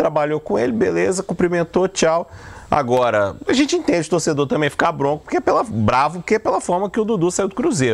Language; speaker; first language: Portuguese; native; Portuguese